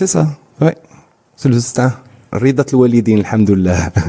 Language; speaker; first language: French; non-native, local second language; Arabic